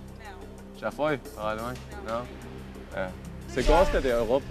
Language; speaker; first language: Portuguese; non-native, learner; German